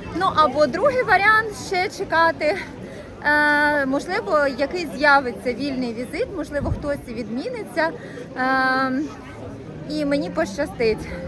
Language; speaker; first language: Ukrainian; native; Ukrainian